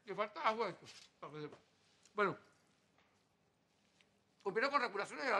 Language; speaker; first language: Spanish; native; Spanish